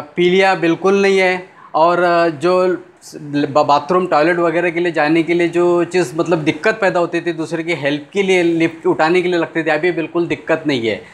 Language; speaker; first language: Hindi; non-native, local second language; Urdu